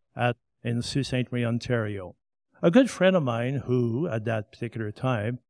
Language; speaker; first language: English; non-native, fluent; French